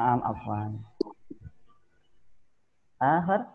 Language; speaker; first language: Arabic; non-native, learner; Indonesian